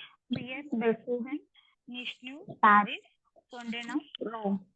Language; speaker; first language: German; non-native, learner; Malayalam